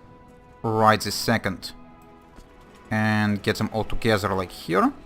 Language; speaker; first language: English; non-native, fluent; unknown